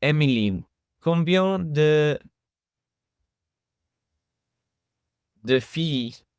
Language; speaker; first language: French; non-native, learner; English